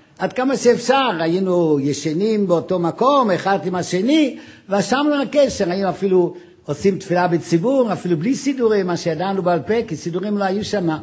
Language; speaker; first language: Hebrew; non-native, fluent; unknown